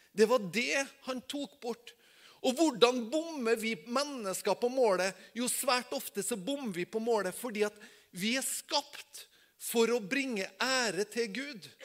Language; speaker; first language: Norwegian; native; Norwegian